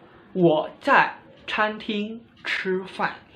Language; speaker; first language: Chinese; non-native, fluent; Indonesian